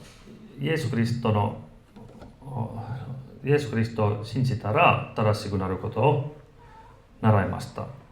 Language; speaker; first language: Japanese; non-native, fluent; Finnish